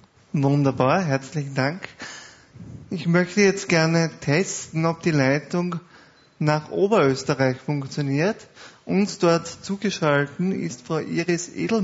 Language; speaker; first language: German; native; German